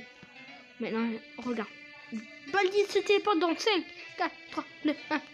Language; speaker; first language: French; native; French